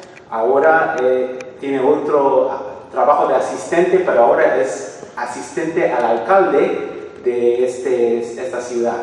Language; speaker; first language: Spanish; non-native, fluent; English